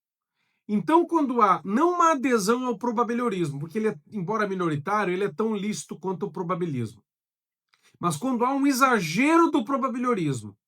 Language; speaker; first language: Portuguese; native; Portuguese